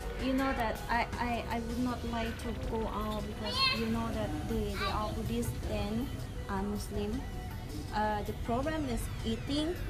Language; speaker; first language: English; non-native, learner; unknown